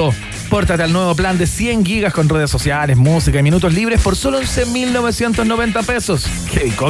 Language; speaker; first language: Spanish; native; Spanish